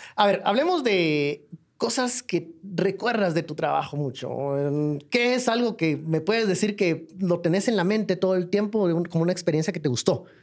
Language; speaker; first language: Spanish; native; Spanish